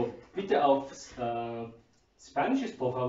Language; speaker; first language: German; non-native, learner; Turkish